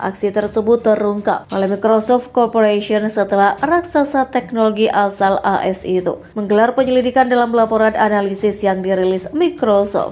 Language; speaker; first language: Indonesian; native; Indonesian